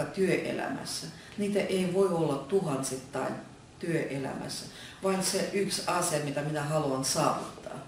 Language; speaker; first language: Finnish; non-native, fluent; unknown